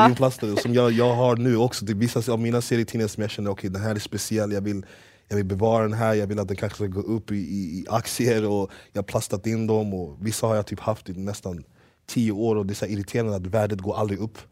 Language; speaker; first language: Swedish; early bilingual, other home language; English